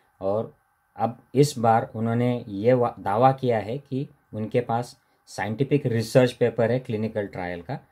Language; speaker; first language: Hindi; non-native, local second language; Marathi